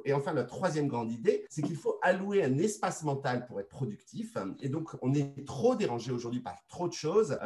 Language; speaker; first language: French; native; French